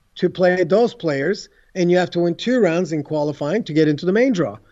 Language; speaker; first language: English; non-native, fluent; Turkish